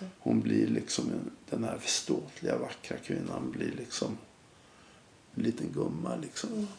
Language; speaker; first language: Swedish; native; Swedish